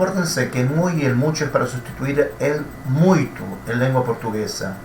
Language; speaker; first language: Spanish; non-native, fluent; Portuguese